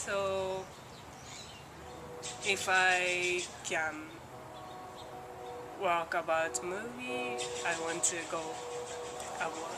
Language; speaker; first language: English; non-native, learner; Japanese